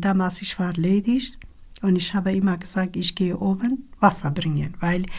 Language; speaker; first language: German; non-native, learner; Kurdish